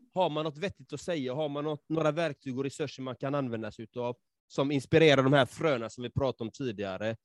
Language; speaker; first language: Swedish; native; Swedish